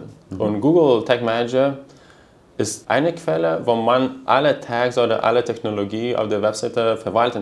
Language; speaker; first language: German; non-native, learner; Lithuanian